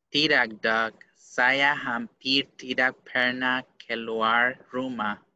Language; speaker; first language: Indonesian; non-native, learner; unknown